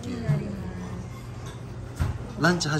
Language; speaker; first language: Japanese; native; Japanese